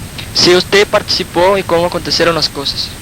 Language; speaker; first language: Spanish; non-native, fluent; Portuguese